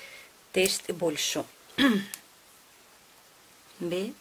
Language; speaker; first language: Spanish; non-native, fluent; Russian